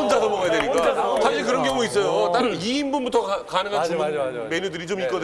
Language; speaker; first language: Korean; native; Korean